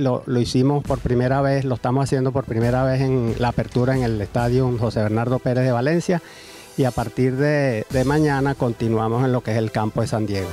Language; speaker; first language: Spanish; native; Spanish